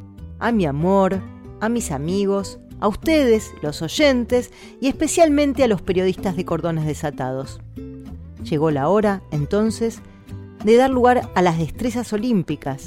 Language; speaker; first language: Spanish; native; Spanish